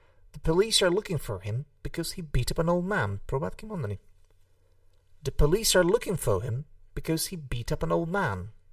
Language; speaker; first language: English; non-native, fluent; Hungarian